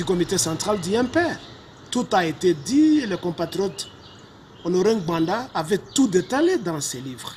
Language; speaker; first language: French; non-native, local second language; Lingala